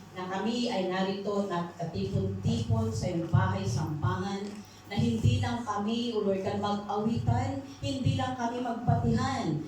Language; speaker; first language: Filipino; non-native, local second language; Iloko